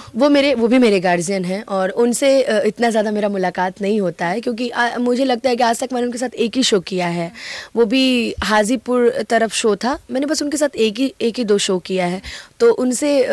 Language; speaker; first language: Hindi; native; Hindi